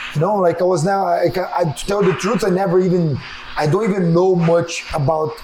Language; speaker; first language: English; non-native, fluent; Portuguese